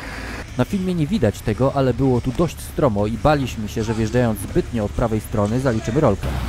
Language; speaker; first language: Polish; native; Polish